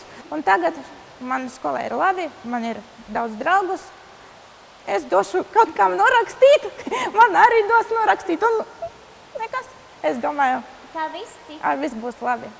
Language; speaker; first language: Latvian; non-native, local second language; Russian